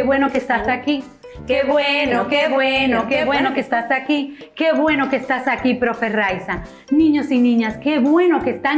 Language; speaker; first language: Spanish; native; Spanish